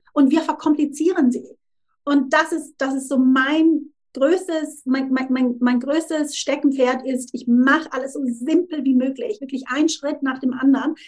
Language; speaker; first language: German; native; German